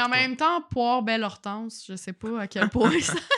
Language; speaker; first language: French; native; French